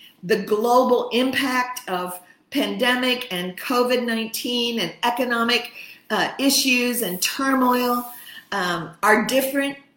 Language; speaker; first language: English; native; English